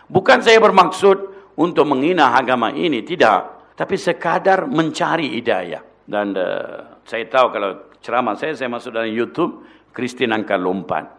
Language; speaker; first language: Malay; non-native, local second language; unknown